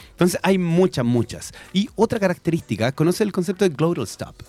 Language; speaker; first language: Spanish; native; Spanish